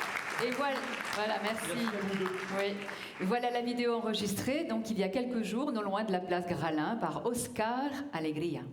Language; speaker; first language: French; native; French